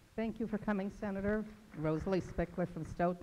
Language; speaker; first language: English; native; English